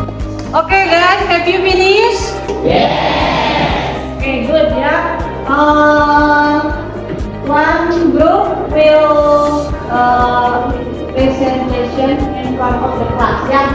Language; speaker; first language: English; non-native, learner; Indonesian